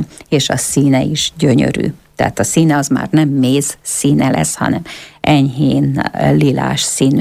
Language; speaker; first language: Hungarian; native; Hungarian